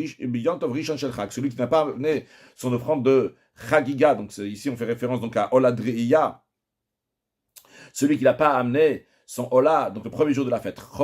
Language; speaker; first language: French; native; French